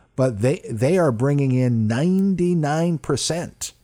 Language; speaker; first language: English; early bilingual, other home language; Italian